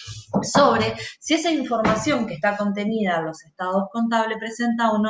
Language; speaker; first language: Spanish; native; Spanish